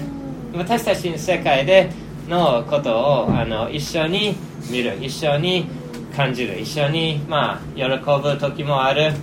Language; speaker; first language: Japanese; non-native, fluent; English